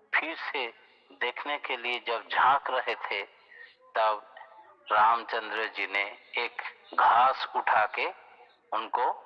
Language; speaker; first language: Hindi; non-native, local second language; Bangla